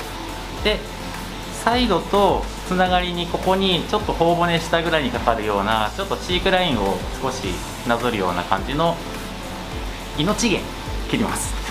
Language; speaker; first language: Japanese; native; Japanese